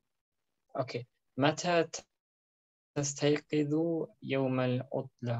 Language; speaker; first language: Arabic; non-native, learner; German